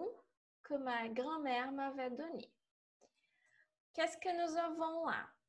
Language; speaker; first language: French; non-native, fluent; Portuguese